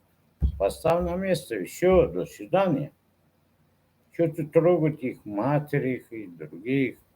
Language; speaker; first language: Russian; non-native, local second language; Turkmen